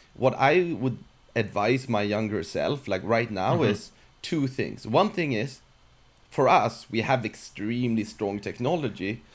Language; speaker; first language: English; non-native, fluent; Swedish